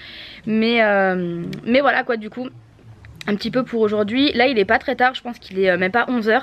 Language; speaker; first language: French; native; French